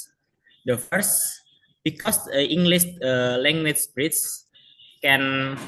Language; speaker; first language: English; non-native, learner; Indonesian